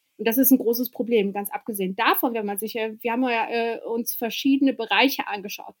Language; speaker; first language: German; early bilingual, other home language; Albanian